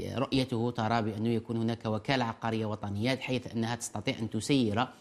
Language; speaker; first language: Arabic; native; Arabic